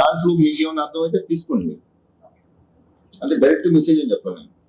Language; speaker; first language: Telugu; native; Telugu